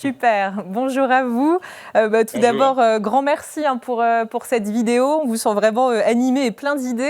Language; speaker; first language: French; native; French